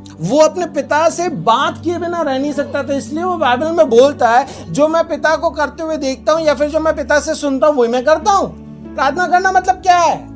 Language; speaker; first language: Hindi; non-native, local second language; Marathi